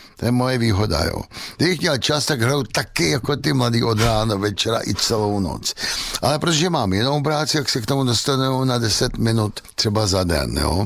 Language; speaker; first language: Czech; native; Czech